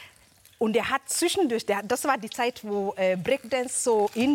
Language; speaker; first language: German; non-native, fluent; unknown